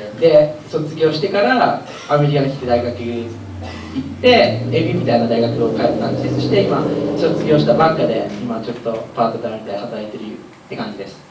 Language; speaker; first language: Japanese; early bilingual, other home language; Korean